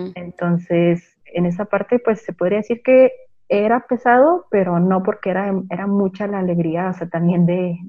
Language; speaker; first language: Spanish; native; Spanish